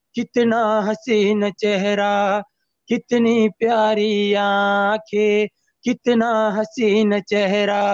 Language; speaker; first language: Hindi; native; Hindi